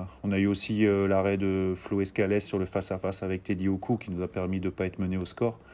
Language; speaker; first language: French; native; French